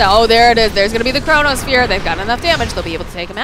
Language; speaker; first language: English; native; English